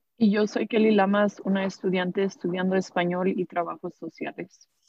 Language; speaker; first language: Spanish; early bilingual, heritage; Spanish